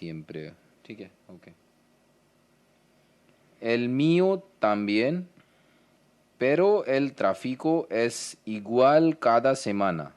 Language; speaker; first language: Spanish; non-native, learner; Hindi